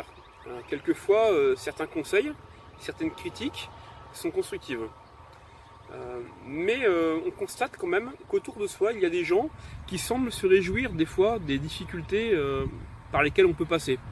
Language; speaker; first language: French; native; French